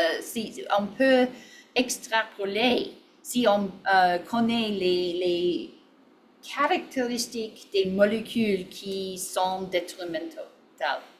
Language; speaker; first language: French; non-native, learner; English